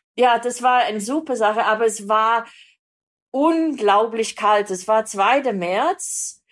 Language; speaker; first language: German; non-native, fluent; English